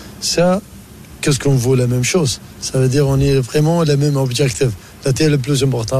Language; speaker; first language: French; non-native, learner; Arabic